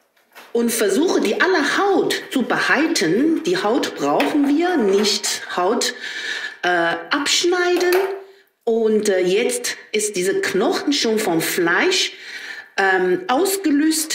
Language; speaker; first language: German; non-native, learner; Chinese